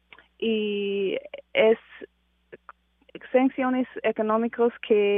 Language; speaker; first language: Spanish; non-native, fluent; English